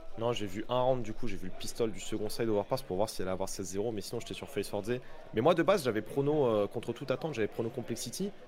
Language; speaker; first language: French; native; French